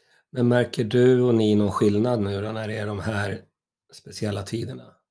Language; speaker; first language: Swedish; native; Swedish